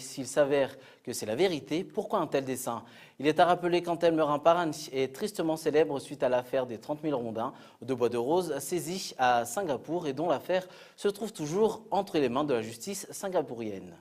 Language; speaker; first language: French; non-native, local second language; Malagasy